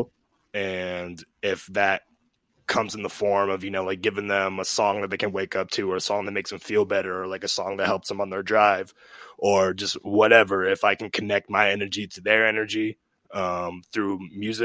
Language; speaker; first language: English; native; English